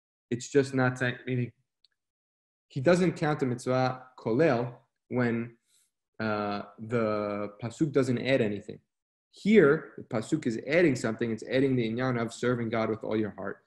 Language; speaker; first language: English; native; English